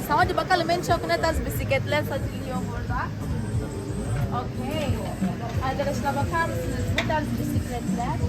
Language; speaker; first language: Turkish; non-native, fluent; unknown